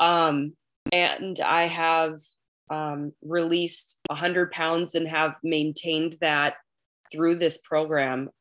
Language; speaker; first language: English; native; English